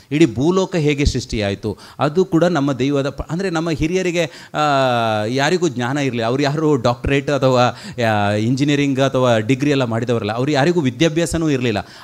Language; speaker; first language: Kannada; non-native, local second language; Tulu